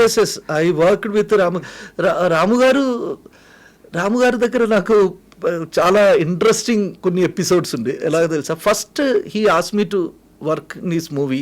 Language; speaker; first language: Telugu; non-native, fluent; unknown